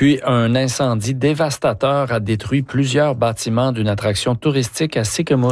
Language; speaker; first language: French; native; French